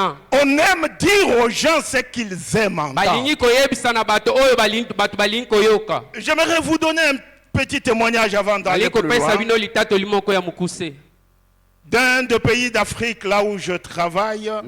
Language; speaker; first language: French; non-native, local second language; Lingala